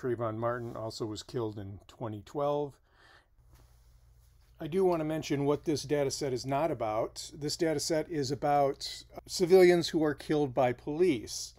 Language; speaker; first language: English; native; English